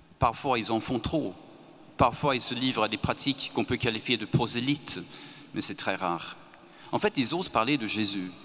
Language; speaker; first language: French; non-native, fluent; Swedish